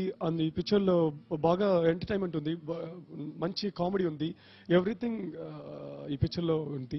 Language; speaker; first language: Telugu; non-native, learner; Tamil